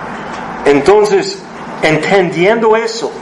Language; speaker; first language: Spanish; non-native, fluent; English